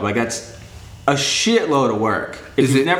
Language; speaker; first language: English; native; English